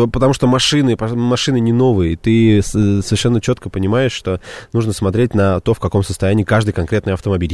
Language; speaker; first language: Russian; native; Russian